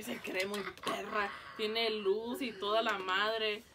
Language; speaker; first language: Spanish; early bilingual, heritage; Spanish